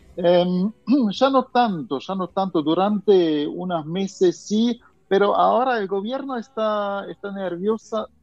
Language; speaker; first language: Spanish; non-native, fluent; German